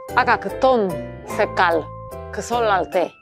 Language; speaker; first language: Korean; non-native, learner; Romanian